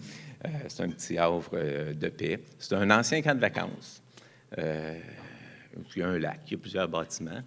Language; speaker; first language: French; native; French